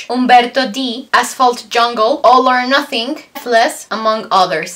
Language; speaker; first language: English; non-native, fluent; Spanish